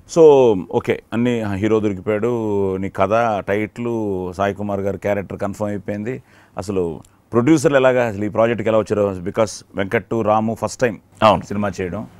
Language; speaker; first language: Telugu; native; Telugu